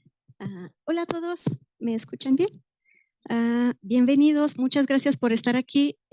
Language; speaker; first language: Spanish; non-native, fluent; Romanian